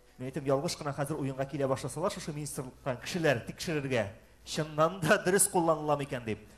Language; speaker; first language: Tatar; native; Tatar